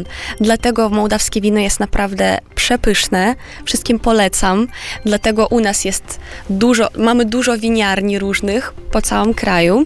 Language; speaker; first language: Polish; non-native, fluent; Romanian